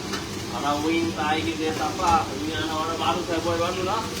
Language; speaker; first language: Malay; non-native, learner; Bangla